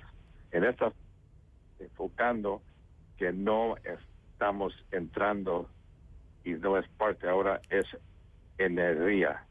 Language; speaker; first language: Spanish; early bilingual, heritage; Spanish